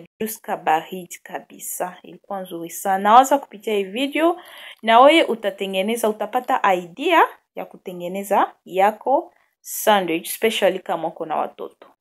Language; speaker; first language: Swahili; native; Swahili